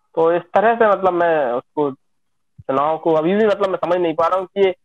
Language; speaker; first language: Hindi; native; Hindi